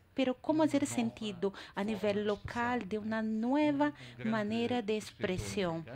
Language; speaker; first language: Spanish; non-native, fluent; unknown